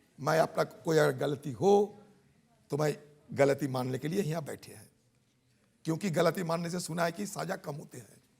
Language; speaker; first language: Hindi; non-native, local second language; Bangla